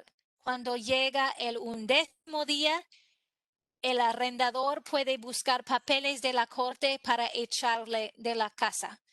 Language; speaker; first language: Spanish; non-native, fluent; English